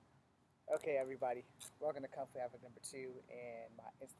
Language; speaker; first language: English; native; English